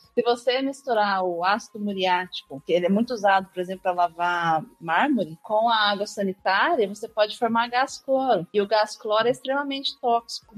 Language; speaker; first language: Portuguese; native; Portuguese